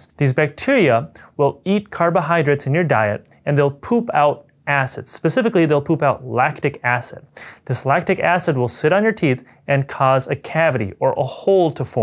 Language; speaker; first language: English; native; English